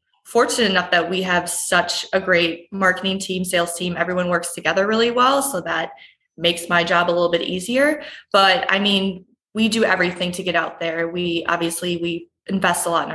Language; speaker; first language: English; native; English